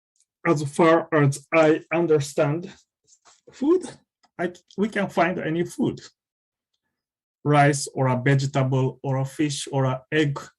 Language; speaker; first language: English; non-native, fluent; Japanese